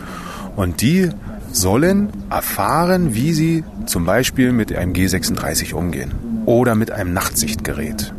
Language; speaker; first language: German; native; German